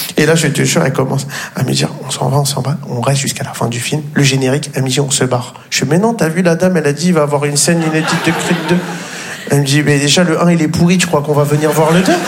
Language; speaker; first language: French; native; French